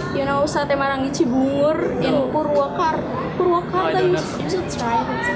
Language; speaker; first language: English; non-native, learner; Indonesian